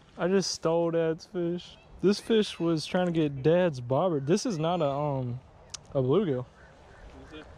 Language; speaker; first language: English; native; English